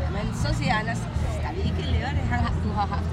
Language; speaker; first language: Danish; non-native, fluent; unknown